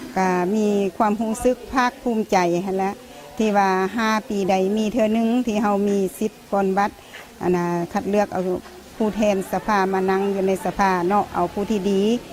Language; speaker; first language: Lao; native; Lao